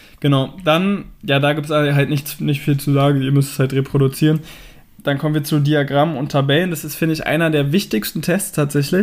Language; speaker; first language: German; native; German